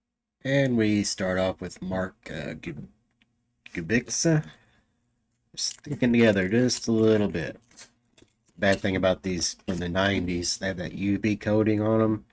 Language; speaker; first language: English; native; English